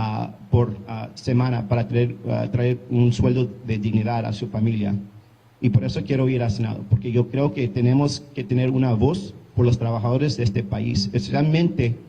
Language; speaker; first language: Spanish; early bilingual, heritage; English